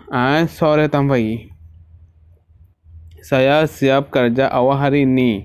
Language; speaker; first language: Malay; non-native, learner; Rohingya